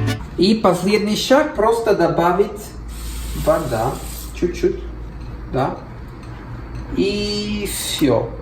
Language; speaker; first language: Russian; non-native, learner; Spanish